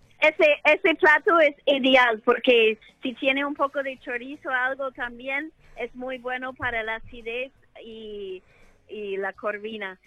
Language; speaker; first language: Spanish; non-native, fluent; English